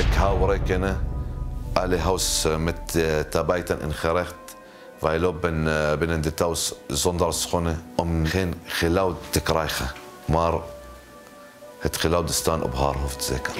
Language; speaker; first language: Dutch; non-native, learner; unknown